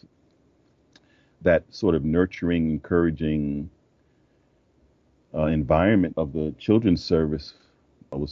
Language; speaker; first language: English; native; English